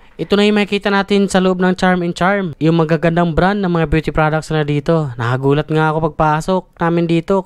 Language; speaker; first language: Filipino; native; Filipino